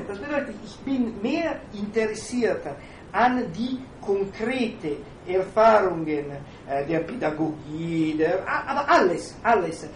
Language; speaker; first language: German; non-native, fluent; Italian